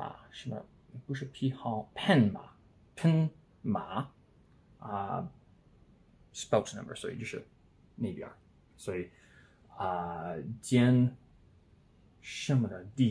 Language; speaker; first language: Chinese; non-native, learner; English